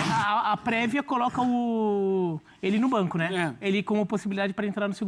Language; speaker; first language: Portuguese; native; Portuguese